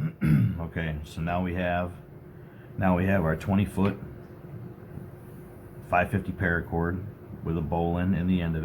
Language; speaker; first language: English; native; English